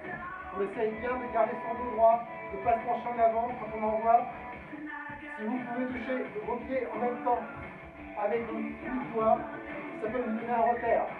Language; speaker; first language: French; native; French